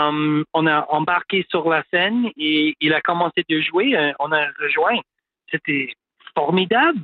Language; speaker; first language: French; non-native, local second language; English